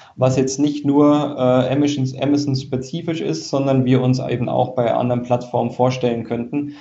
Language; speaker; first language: German; native; German